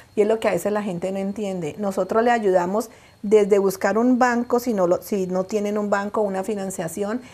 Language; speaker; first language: Spanish; native; Spanish